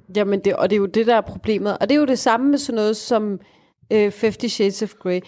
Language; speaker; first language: Danish; early bilingual, other home language; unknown